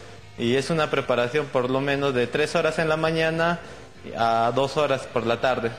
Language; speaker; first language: Spanish; native; Spanish